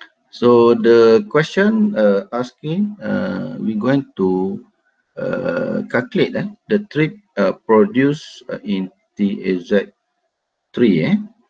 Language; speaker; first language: English; non-native, local second language; Malay